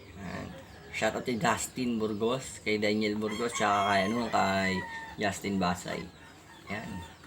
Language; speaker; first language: Filipino; native; Filipino